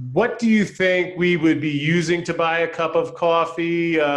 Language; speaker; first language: English; native; English